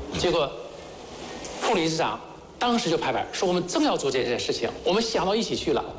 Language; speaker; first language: Chinese; native; Chinese